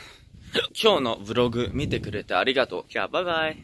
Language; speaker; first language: Japanese; early bilingual, heritage; English